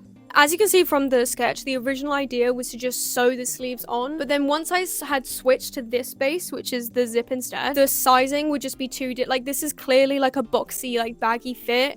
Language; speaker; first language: English; native; English